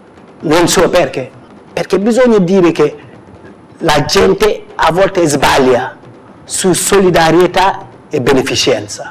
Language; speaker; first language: Italian; non-native, fluent; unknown